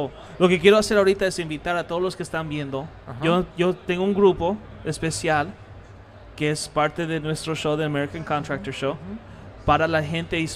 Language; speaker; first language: Spanish; early bilingual, heritage; Spanish